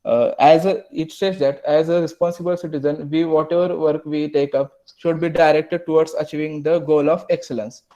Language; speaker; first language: English; non-native, local second language; Marathi